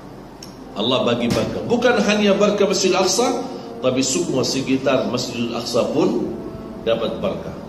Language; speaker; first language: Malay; non-native, fluent; Arabic